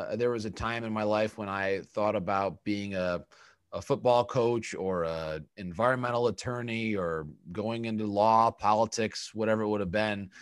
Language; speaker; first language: English; native; English